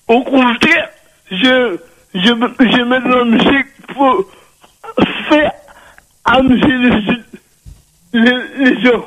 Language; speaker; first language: French; non-native, local second language; Réunion Creole French